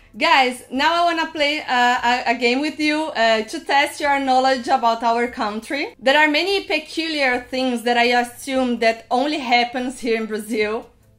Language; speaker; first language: English; non-native, fluent; Portuguese